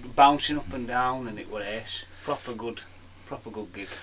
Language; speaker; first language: English; native; English